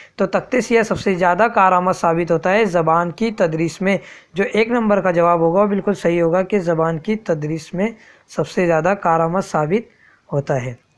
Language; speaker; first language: Urdu; native; Urdu